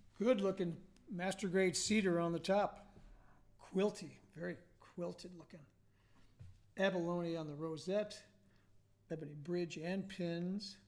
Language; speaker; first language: English; native; English